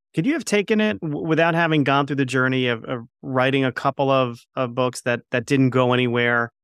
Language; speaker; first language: English; native; English